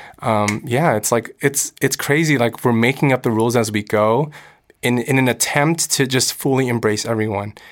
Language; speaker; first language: English; early bilingual, other home language; Korean